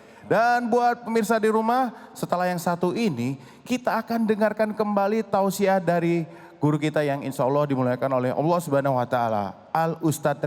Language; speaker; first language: Indonesian; native; Indonesian